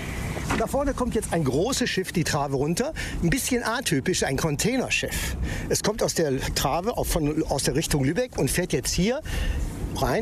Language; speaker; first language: German; native; German